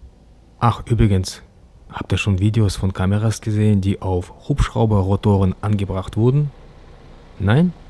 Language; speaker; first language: German; native; German